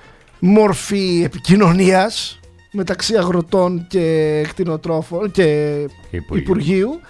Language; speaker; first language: Greek; native; Greek